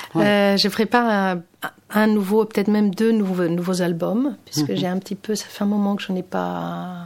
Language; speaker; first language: French; non-native, fluent; Greek